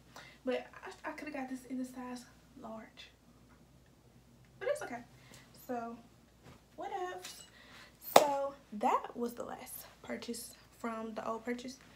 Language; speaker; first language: English; native; English